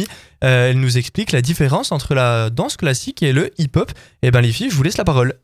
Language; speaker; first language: French; native; French